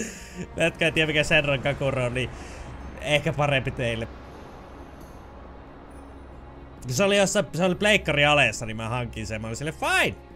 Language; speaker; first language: Finnish; native; Finnish